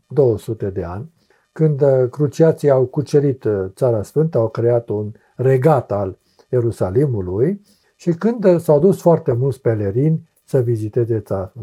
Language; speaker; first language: Romanian; native; Romanian